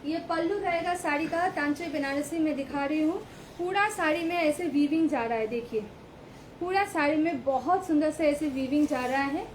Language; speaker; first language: Hindi; non-native, local second language; Bangla